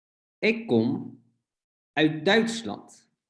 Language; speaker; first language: Dutch; non-native, fluent; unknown